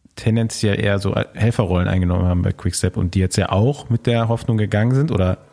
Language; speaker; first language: German; native; German